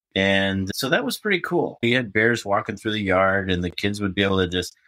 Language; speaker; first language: English; native; English